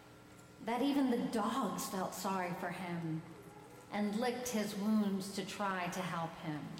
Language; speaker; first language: English; native; English